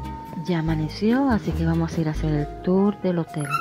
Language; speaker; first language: Spanish; native; Spanish